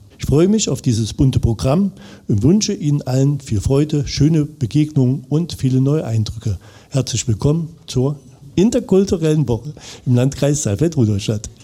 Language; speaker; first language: German; native; German